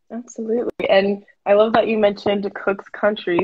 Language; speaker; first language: English; native; English